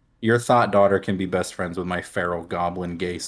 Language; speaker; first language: English; native; English